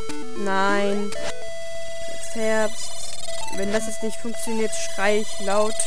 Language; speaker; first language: German; native; German